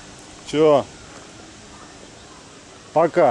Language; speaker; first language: Russian; native; Russian